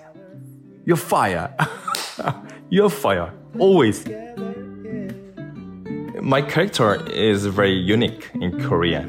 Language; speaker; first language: English; non-native, learner; Korean